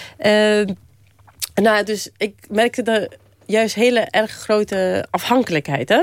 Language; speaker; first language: Dutch; early bilingual, other home language; Polish